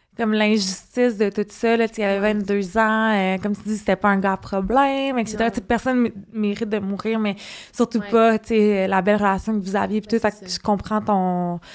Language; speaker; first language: French; native; French